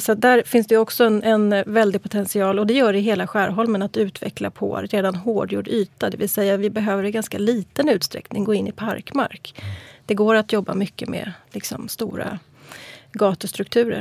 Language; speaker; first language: Swedish; native; Swedish